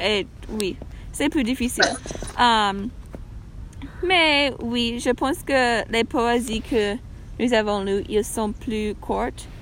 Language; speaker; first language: French; non-native, learner; English